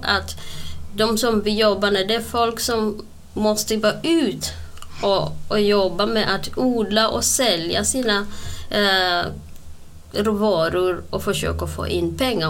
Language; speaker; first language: Swedish; non-native, fluent; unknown